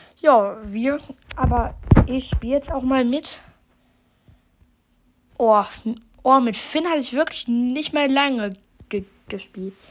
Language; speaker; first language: German; native; German